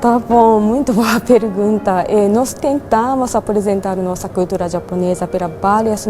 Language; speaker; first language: Portuguese; non-native, fluent; Japanese